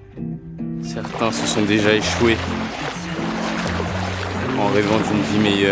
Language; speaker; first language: French; native; French